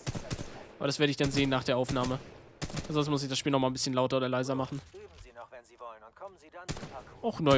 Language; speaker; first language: German; native; German